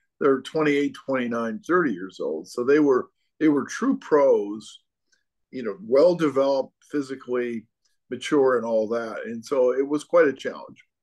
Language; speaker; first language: English; native; English